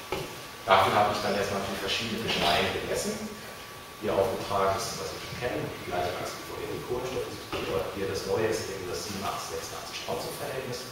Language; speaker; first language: German; native; German